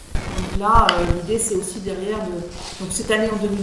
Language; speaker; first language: French; native; French